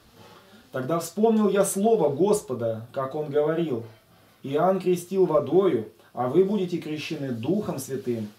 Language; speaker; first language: Russian; native; Russian